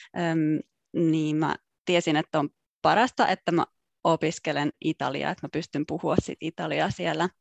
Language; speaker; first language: Finnish; native; Finnish